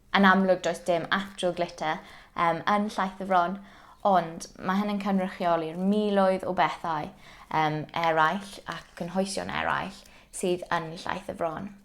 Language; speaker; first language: Welsh; non-native, local second language; English